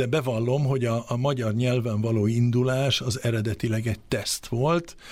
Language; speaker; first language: Hungarian; early bilingual, heritage; Swedish